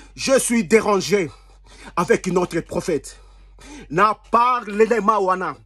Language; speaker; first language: French; non-native, local second language; Lingala